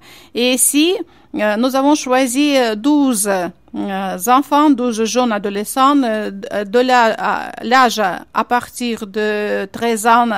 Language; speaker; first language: French; non-native, fluent; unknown